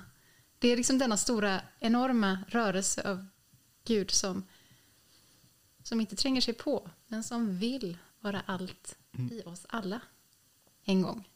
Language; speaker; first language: Swedish; native; Swedish